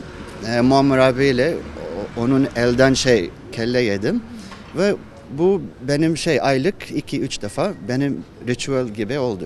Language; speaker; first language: Turkish; non-native, fluent; Japanese